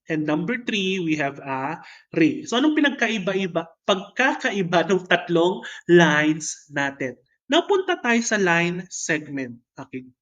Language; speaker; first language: Filipino; native; Filipino